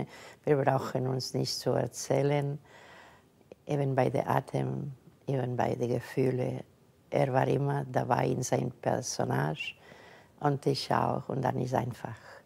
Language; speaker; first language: German; non-native, fluent; Catalan